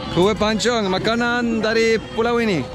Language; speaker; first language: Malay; non-native, learner; English